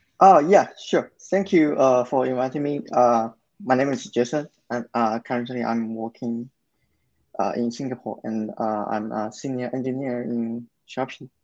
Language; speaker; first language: English; non-native, learner; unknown